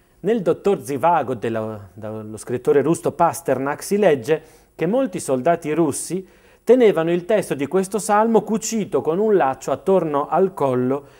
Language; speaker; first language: Italian; native; Italian